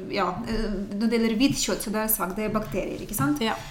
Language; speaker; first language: Norwegian; non-native, fluent; Ukrainian